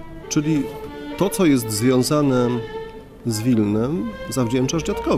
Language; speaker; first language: Polish; native; Polish